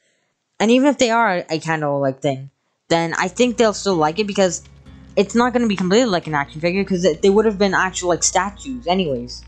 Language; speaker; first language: English; native; English